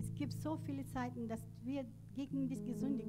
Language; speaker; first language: German; non-native, learner; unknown